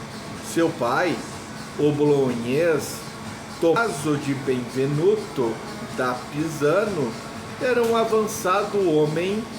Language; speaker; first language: Portuguese; native; Portuguese